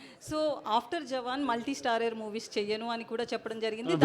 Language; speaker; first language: Telugu; native; Telugu